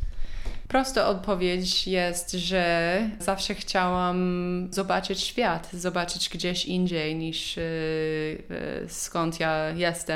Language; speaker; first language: Polish; non-native, learner; English